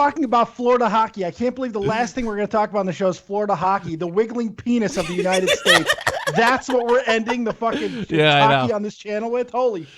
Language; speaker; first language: English; native; English